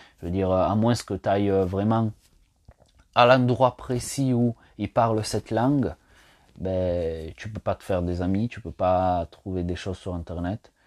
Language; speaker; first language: French; non-native, fluent; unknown